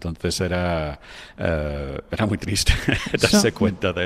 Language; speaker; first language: Spanish; non-native, fluent; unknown